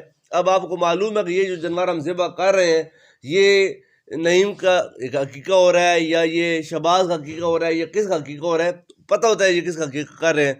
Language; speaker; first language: Urdu; native; Urdu